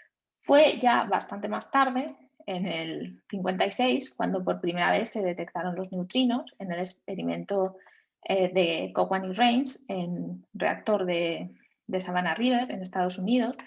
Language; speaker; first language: Spanish; native; Spanish